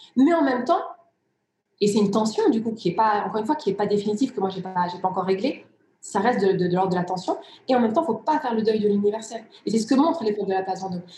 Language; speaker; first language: French; early bilingual, other home language; Riffian